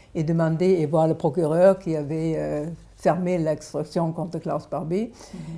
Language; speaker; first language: French; non-native, fluent; German